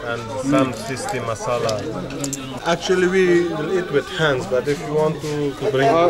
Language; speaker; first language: English; non-native, learner; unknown